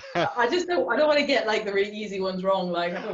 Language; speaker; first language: English; native; English